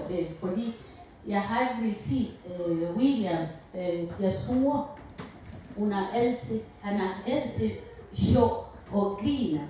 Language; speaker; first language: Danish; non-native, learner; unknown